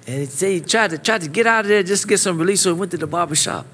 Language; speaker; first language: English; native; English